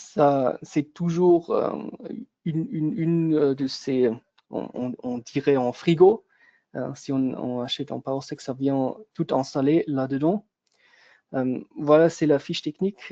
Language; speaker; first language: French; non-native, local second language; German